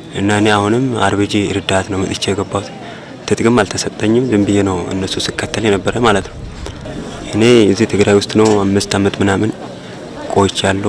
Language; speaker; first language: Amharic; non-native, local second language; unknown